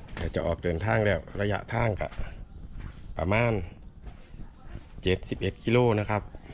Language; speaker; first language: Thai; native; Thai